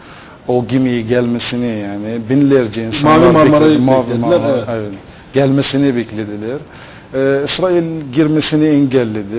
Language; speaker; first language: Turkish; non-native, fluent; Arabic